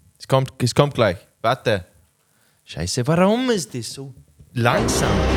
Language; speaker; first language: German; non-native, learner; English